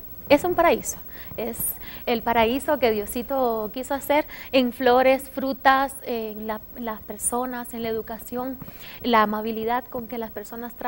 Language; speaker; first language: Spanish; native; Spanish